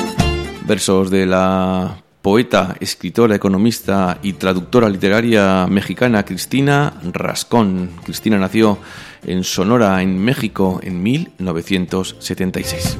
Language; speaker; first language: Spanish; native; Spanish